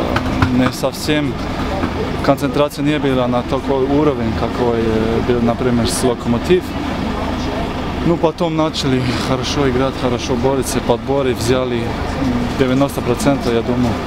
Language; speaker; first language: Russian; non-native, learner; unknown